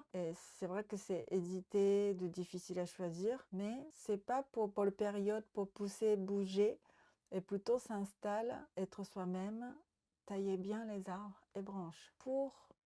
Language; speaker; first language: French; non-native, learner; Japanese